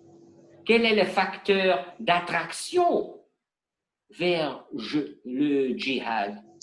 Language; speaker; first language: French; non-native, learner; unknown